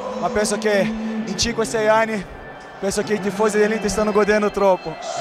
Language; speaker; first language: Italian; non-native, fluent; Portuguese